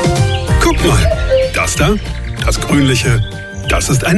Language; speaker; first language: German; native; German